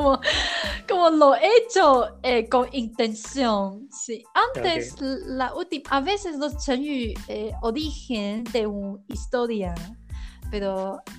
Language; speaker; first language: Spanish; non-native, learner; Chinese